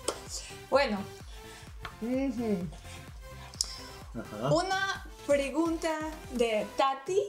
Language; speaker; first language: Spanish; non-native, learner; Russian